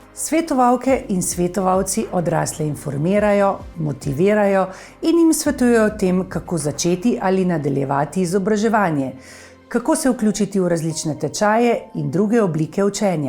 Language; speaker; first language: Slovenian; native; Slovenian